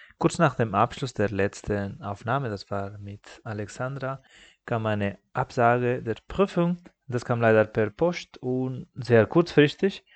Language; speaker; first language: German; non-native, fluent; Spanish